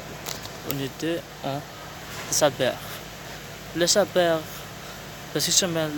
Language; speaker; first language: French; non-native, learner; Spanish